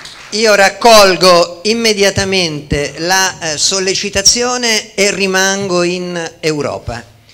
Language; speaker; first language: Italian; native; Italian